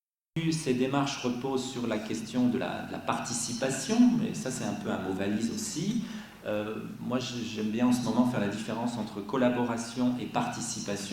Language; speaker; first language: French; native; French